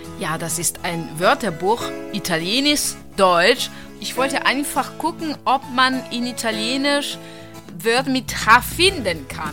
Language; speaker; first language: German; non-native, fluent; Italian